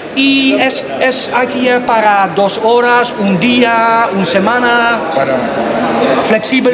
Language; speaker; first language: Spanish; non-native, learner; English